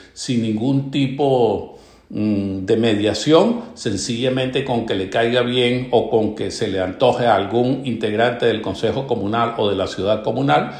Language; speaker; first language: Spanish; native; Spanish